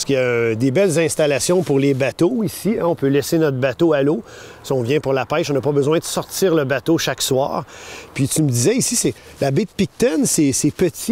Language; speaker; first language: French; native; French